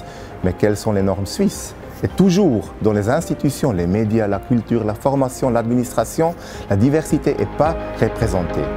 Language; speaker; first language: French; non-native, local second language; German